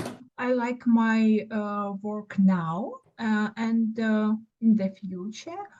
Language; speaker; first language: English; non-native, learner; Ukrainian